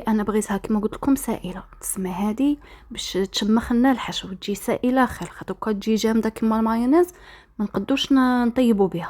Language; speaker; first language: Arabic; native; Arabic